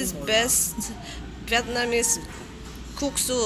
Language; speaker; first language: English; non-native, learner; Korean